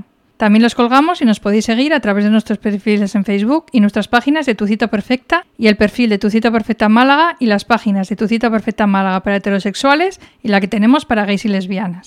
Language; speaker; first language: Spanish; native; Spanish